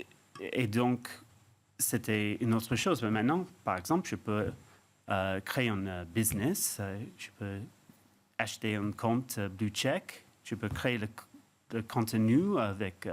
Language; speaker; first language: French; non-native, fluent; English